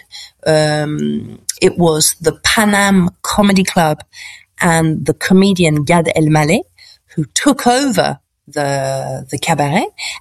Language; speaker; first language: English; native; English